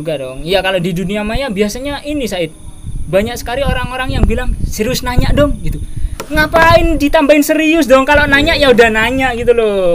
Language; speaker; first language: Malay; non-native, local second language; Javanese